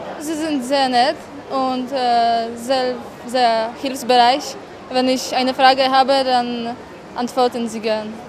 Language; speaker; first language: German; non-native, fluent; Polish